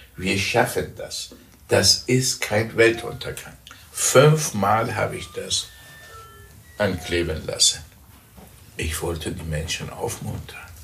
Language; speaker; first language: German; early bilingual, other home language; Persian